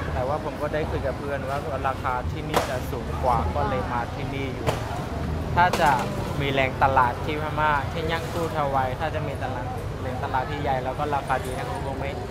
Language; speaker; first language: Thai; non-native, fluent; Burmese